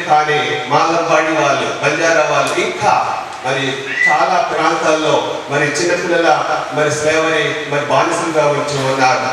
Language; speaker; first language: Telugu; non-native, local second language; Lambadi